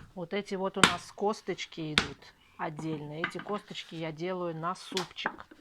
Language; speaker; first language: Russian; native; Russian